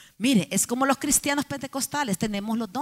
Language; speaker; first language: Spanish; native; Spanish